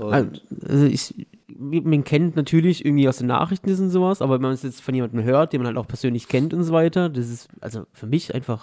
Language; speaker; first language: German; native; German